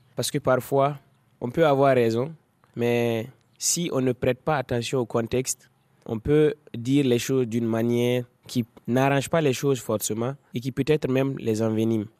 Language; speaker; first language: French; non-native, local second language; Fula